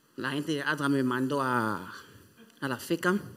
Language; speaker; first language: Spanish; non-native, fluent; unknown